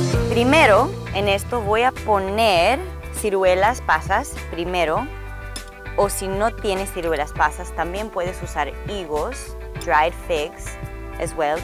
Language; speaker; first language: Spanish; non-native, fluent; English